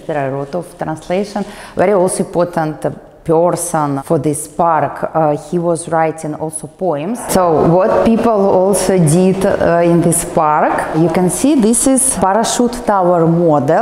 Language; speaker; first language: English; non-native, fluent; Russian